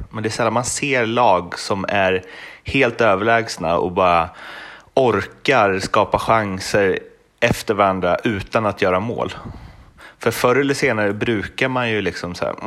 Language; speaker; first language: Swedish; native; Swedish